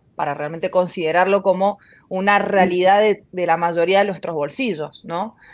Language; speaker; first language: Spanish; native; Spanish